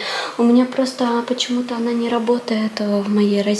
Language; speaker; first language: Russian; native; Russian